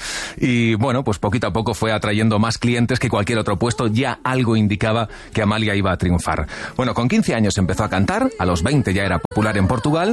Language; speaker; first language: Spanish; native; Spanish